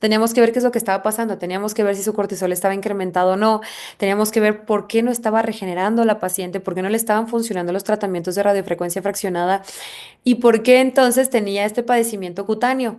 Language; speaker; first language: Spanish; native; Spanish